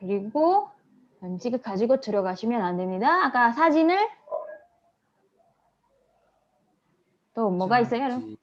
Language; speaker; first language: Korean; non-native, fluent; Indonesian